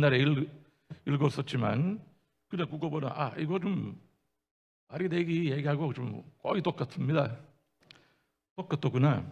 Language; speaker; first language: Korean; non-native, fluent; Italian